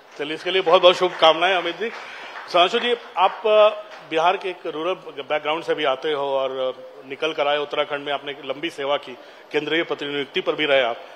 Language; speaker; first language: Hindi; native; Hindi